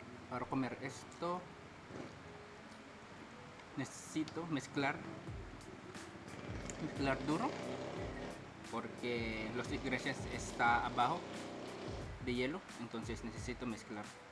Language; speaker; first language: Spanish; non-native, learner; Filipino